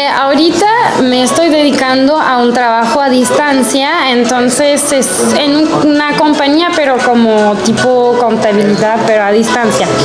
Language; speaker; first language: Spanish; non-native, fluent; French